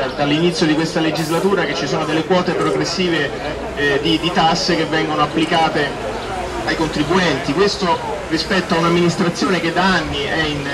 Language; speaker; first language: Italian; native; Italian